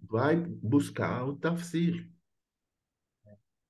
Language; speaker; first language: Portuguese; non-native, fluent; English